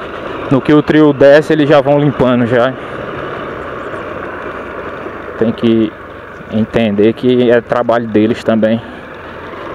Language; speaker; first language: Portuguese; native; Portuguese